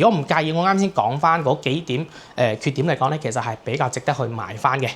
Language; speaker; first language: Cantonese; native; Cantonese